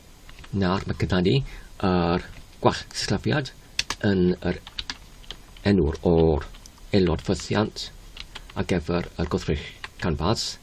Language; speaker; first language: Welsh; non-native, learner; English